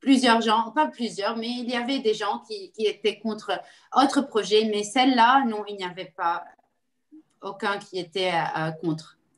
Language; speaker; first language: French; non-native, local second language; Arabic